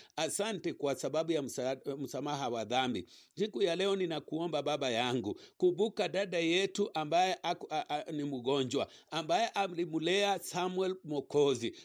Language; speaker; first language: Swahili; native; Swahili